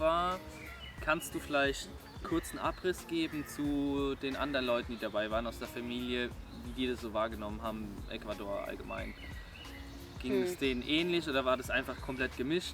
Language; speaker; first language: German; native; German